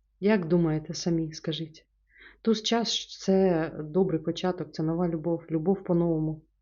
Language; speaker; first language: Ukrainian; non-native, local second language; Russian